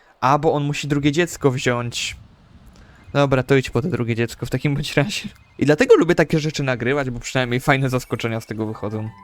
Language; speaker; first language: Polish; native; Polish